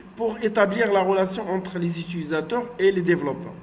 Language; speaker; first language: French; non-native, local second language; Arabic